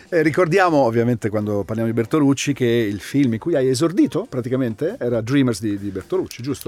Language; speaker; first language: Italian; native; Italian